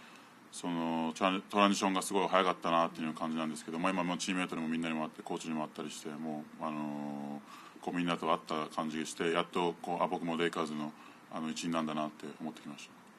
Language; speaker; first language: Japanese; native; Japanese